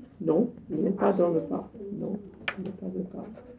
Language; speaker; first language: French; non-native, fluent; English